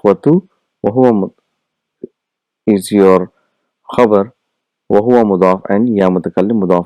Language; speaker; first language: Arabic; non-native, fluent; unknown